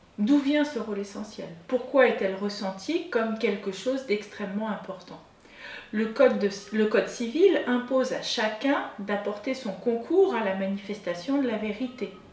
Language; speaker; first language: French; native; French